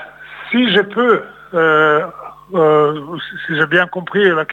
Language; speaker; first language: French; non-native, fluent; Serbian